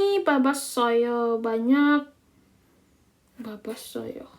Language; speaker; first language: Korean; non-native, fluent; Indonesian